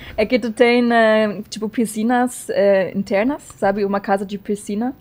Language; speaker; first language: Portuguese; non-native, fluent; German